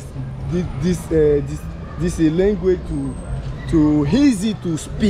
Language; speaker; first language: English; non-native, learner; French